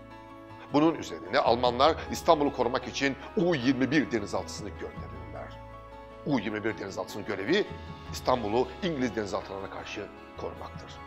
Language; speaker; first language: Turkish; native; Turkish